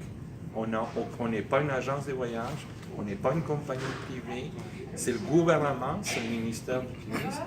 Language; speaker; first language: French; native; French